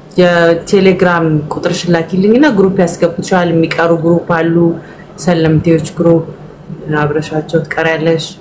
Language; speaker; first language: Amharic; native; Amharic